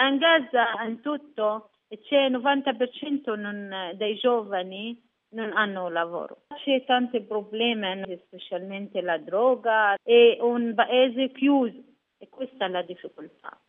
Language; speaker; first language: Italian; non-native, learner; Arabic